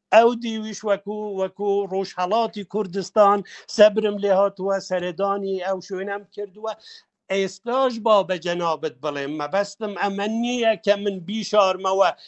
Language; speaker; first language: Central Kurdish; non-native, local second language; Kurdish